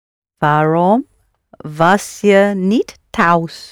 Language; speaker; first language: Dutch; non-native, learner; English